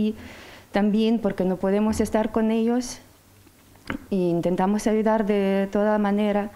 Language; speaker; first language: Spanish; non-native, fluent; Ukrainian